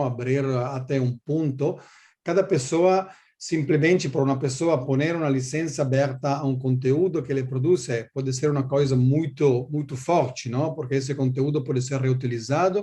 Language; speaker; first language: Portuguese; non-native, learner; Italian